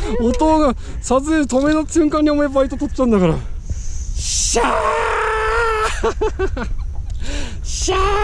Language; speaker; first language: Japanese; native; Japanese